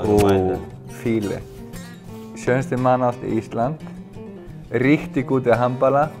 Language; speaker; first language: German; non-native, learner; Icelandic